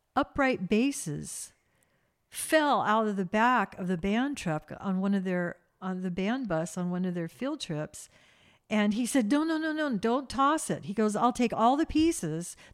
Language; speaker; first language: English; native; English